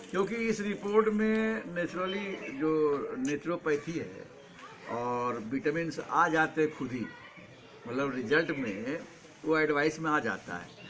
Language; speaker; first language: Hindi; native; Hindi